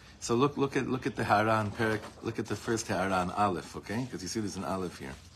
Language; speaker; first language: English; native; English